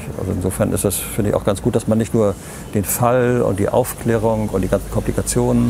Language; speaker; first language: German; native; German